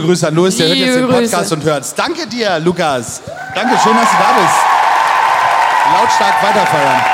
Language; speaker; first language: German; native; German